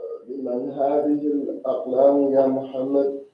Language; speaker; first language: Arabic; non-native, learner; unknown